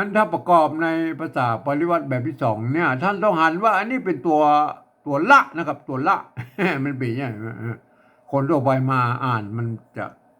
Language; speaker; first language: Thai; native; Thai